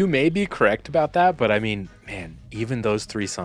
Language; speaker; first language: English; native; English